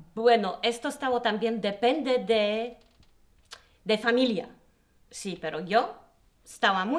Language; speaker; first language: Spanish; non-native, learner; Polish